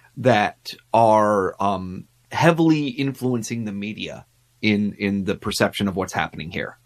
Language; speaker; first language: English; native; English